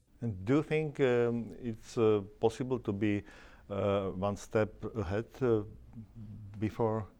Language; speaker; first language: English; non-native, learner; Slovak